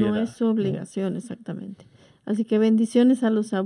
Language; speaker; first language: Spanish; native; Spanish